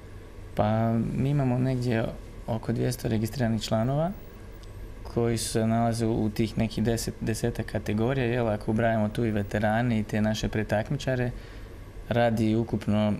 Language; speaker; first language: Croatian; native; Croatian